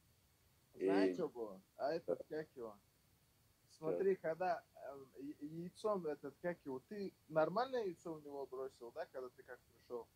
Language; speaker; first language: Russian; non-native, local second language; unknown